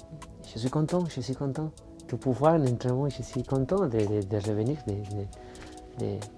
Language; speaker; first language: French; non-native, fluent; Spanish